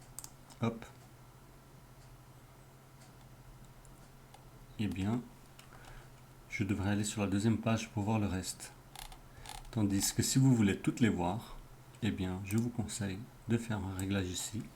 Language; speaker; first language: French; native; French